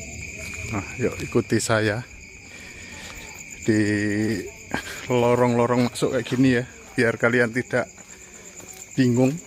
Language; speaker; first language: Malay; non-native, local second language; Javanese